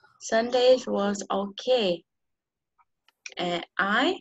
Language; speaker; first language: English; non-native, learner; Vietnamese